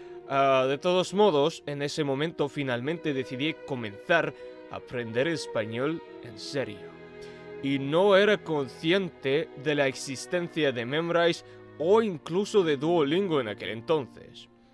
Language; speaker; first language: Spanish; non-native, fluent; Russian